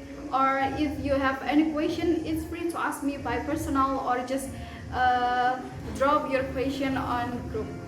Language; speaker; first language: English; non-native, fluent; Indonesian